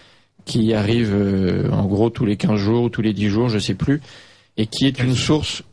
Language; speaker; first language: French; native; French